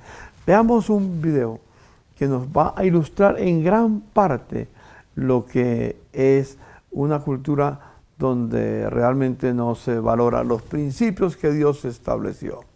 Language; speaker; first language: Spanish; native; Spanish